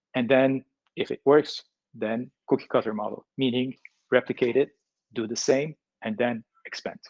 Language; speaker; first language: English; non-native, fluent; Turkish